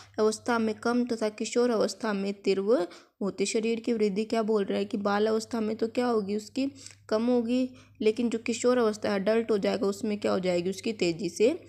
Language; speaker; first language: Hindi; native; Hindi